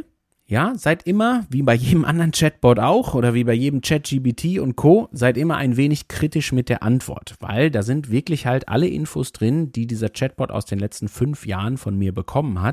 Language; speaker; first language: German; native; German